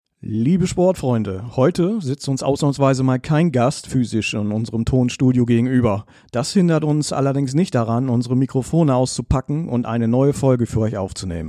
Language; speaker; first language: German; native; German